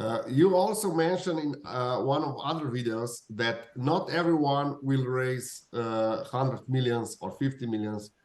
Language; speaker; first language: English; non-native, fluent; Slovenian